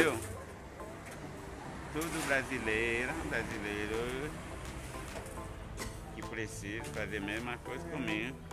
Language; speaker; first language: Portuguese; non-native, learner; Haitian Creole